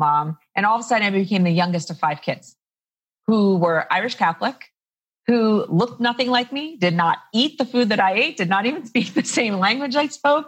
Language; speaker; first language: English; native; English